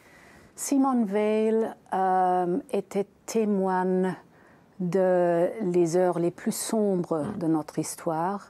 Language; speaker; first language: French; non-native, fluent; German